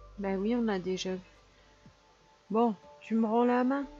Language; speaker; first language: French; native; French